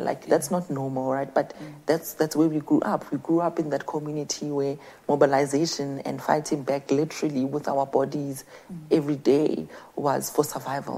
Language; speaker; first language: English; non-native, local second language; Southern Sotho